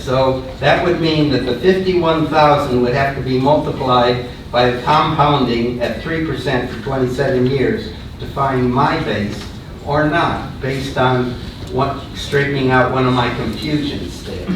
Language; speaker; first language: English; native; English